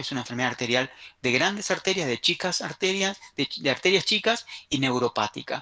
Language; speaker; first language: Spanish; native; Spanish